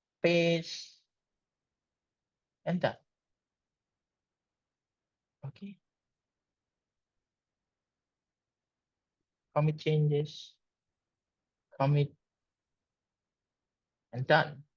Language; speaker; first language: English; non-native, learner; Indonesian